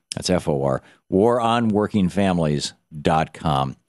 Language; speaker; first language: English; native; English